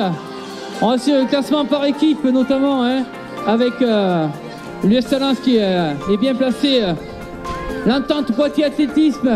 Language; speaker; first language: French; native; French